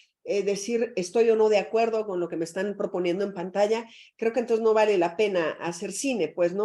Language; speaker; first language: Spanish; native; Spanish